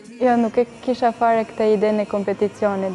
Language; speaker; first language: Albanian; early bilingual, heritage; French